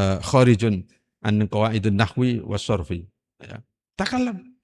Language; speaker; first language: Arabic; non-native, fluent; Indonesian